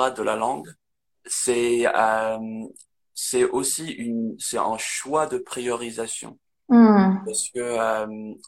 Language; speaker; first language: French; non-native, fluent; English